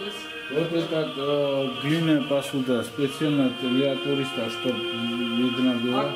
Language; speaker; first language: Russian; non-native, fluent; Georgian